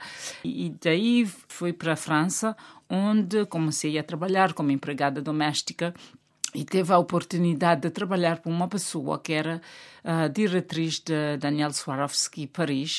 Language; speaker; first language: Portuguese; non-native, local second language; Kabuverdianu